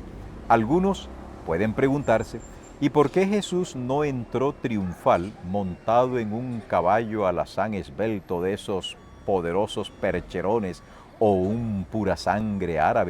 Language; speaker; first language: Spanish; native; Spanish